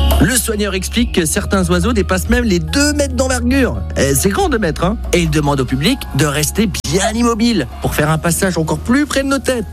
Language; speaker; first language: French; native; French